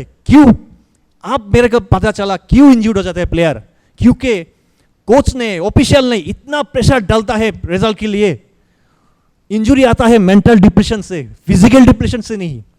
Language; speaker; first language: Hindi; non-native, learner; Bangla